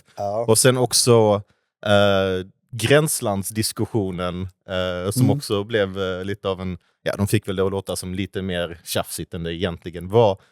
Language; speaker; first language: Swedish; native; Swedish